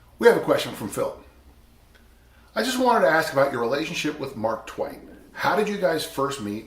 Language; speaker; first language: English; native; English